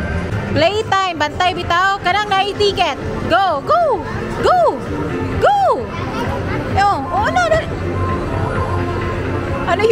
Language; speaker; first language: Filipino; non-native, local second language; Cebuano